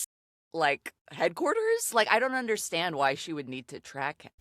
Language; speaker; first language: English; native; English